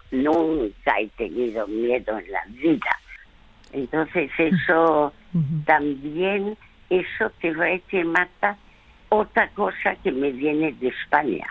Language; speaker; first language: Spanish; early bilingual, other home language; French